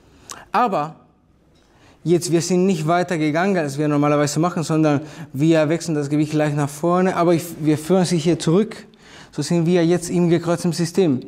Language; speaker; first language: German; non-native, fluent; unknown